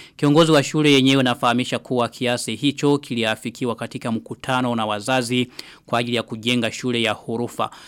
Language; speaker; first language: Swahili; non-native, local second language; Rundi